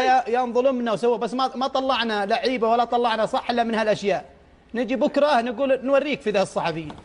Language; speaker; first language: Arabic; native; Arabic